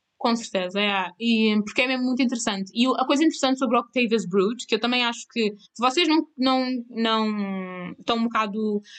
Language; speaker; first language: Portuguese; non-native, local second language; Kabuverdianu